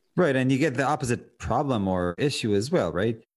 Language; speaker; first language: English; non-native, fluent; Hebrew